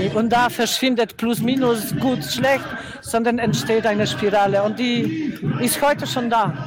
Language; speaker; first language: German; non-native, fluent; Polish